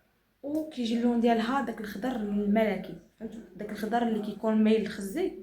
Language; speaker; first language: Arabic; native; Arabic